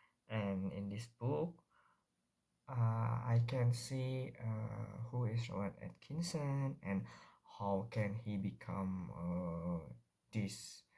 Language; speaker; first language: English; non-native, learner; Indonesian